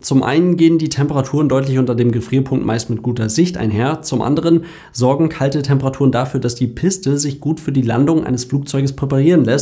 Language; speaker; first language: German; native; German